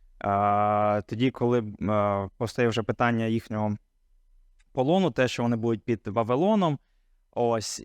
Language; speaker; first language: Ukrainian; non-native, local second language; Hungarian